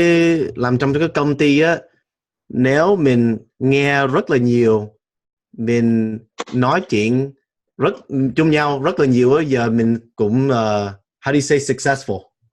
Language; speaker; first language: Vietnamese; non-native, learner; English